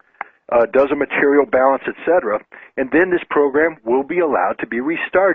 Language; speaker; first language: English; native; English